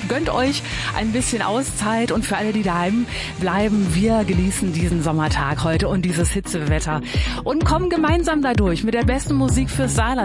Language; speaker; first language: German; native; German